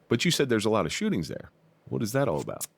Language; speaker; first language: English; native; English